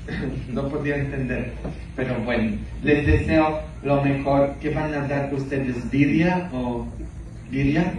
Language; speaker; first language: Spanish; non-native, fluent; English